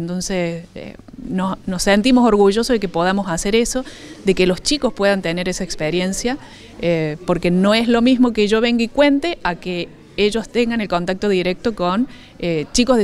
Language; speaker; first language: Spanish; native; Spanish